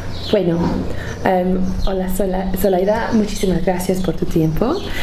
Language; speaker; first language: Spanish; non-native, learner; English